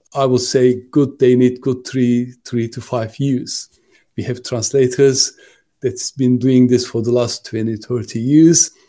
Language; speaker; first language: English; non-native, fluent; Turkish